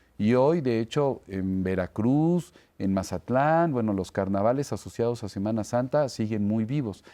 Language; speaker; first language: Spanish; native; Spanish